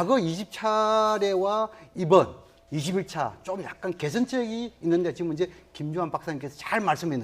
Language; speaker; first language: Korean; native; Korean